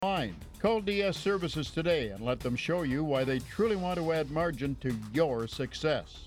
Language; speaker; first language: English; native; English